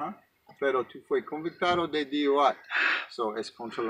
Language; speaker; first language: Spanish; non-native, learner; English